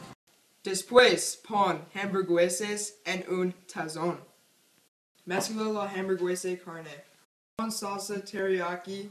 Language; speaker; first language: Spanish; non-native, learner; English